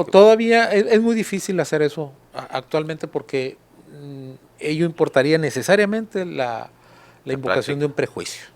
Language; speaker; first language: Spanish; native; Spanish